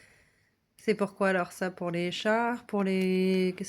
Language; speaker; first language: French; native; French